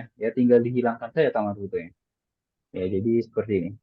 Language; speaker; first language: Indonesian; native; Indonesian